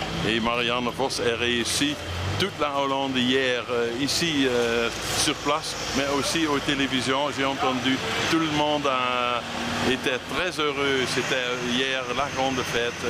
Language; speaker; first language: French; non-native, fluent; Dutch